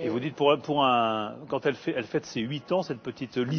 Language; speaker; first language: French; native; French